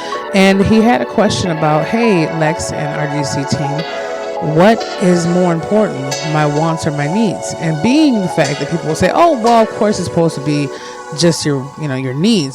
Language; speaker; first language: English; native; English